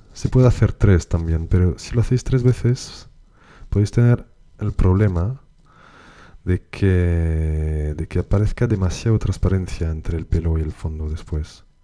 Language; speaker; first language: Spanish; native; Spanish